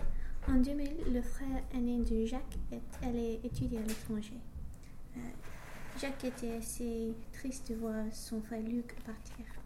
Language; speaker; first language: French; non-native, learner; English